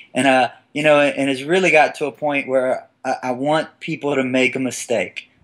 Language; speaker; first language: English; native; English